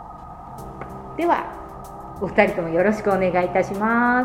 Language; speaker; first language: Japanese; native; Japanese